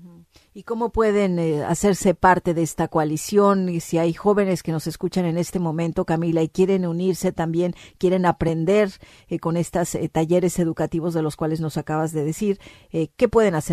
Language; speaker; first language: Spanish; native; Spanish